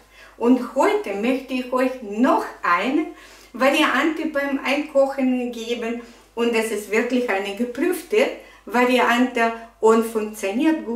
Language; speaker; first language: German; non-native, fluent; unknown